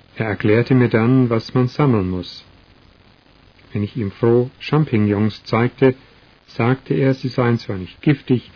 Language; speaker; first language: German; non-native, learner; Russian